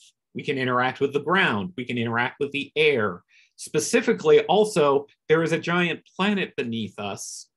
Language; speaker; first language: English; native; English